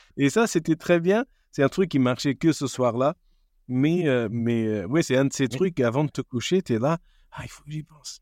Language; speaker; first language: French; non-native, fluent; Portuguese